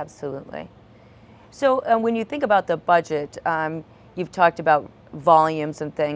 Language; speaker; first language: English; native; English